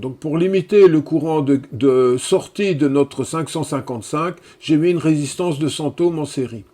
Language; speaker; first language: French; native; French